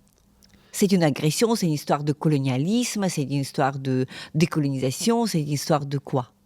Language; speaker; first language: French; non-native, fluent; Ukrainian